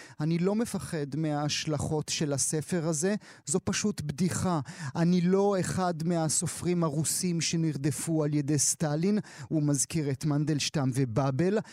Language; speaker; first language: Hebrew; native; Hebrew